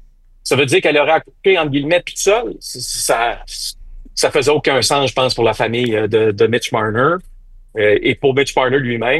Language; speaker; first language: French; native; French